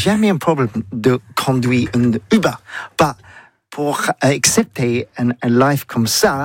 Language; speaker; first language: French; non-native, learner; English